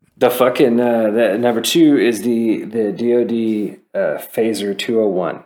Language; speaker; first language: English; native; English